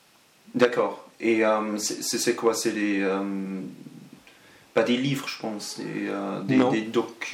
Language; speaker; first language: French; non-native, local second language; German